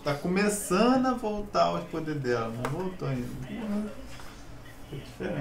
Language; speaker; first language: Portuguese; native; Portuguese